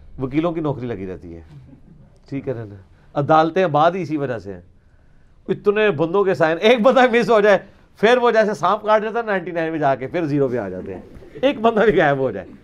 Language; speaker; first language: Urdu; non-native, local second language; Punjabi